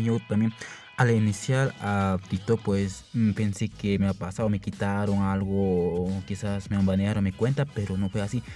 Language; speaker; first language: Spanish; non-native, local second language; Quechua